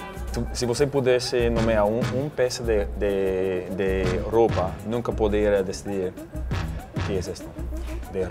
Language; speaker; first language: Portuguese; non-native, learner; English